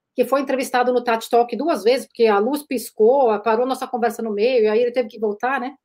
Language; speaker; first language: Portuguese; native; Portuguese